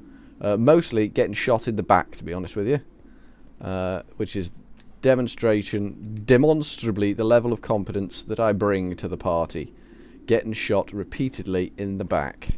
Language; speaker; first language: English; native; English